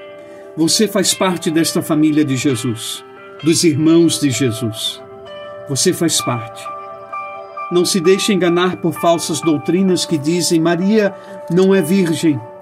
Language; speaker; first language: Portuguese; native; Portuguese